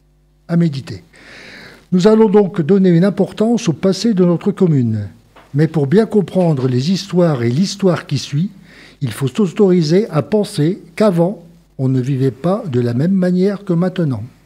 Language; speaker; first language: French; native; French